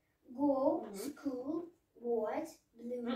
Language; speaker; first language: English; non-native, learner; Russian